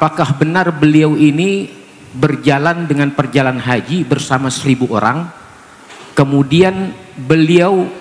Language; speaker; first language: Indonesian; native; Indonesian